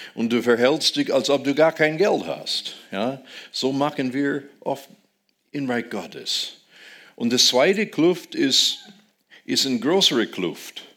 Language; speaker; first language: German; non-native, fluent; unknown